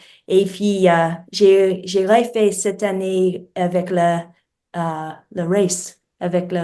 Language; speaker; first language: French; non-native, learner; English